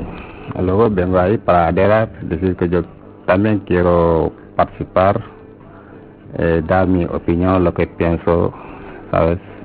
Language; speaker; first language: Spanish; non-native, learner; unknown